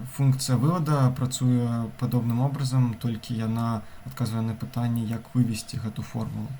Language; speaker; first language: Belarusian; non-native, local second language; Russian